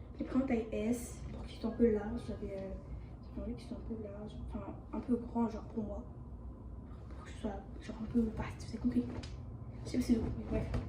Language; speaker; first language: French; early bilingual, other home language; Bambara